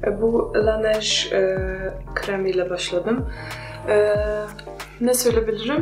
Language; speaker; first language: Turkish; non-native, fluent; Polish